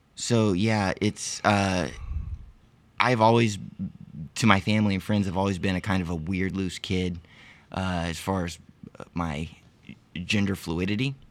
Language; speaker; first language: English; native; English